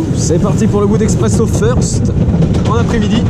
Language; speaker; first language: French; native; French